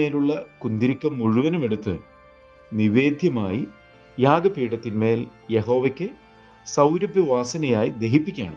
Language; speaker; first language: Malayalam; native; Malayalam